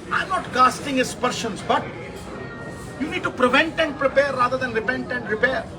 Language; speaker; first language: English; non-native, local second language; Punjabi